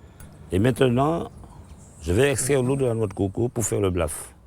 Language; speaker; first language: French; non-native, local second language; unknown